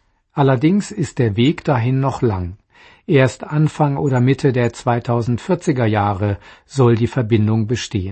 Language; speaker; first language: German; native; German